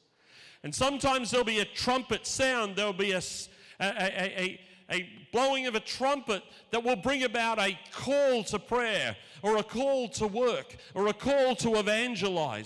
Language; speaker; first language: English; native; English